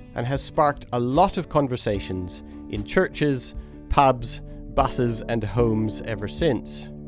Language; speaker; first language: English; native; English